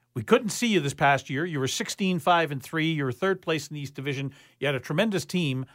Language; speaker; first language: English; native; English